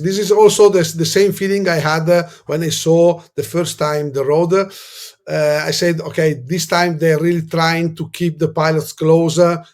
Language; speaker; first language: English; non-native, fluent; Italian